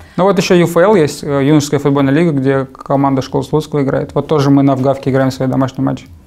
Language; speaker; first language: Russian; native; Russian